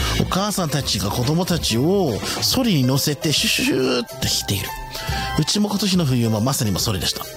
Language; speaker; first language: Japanese; non-native, fluent; English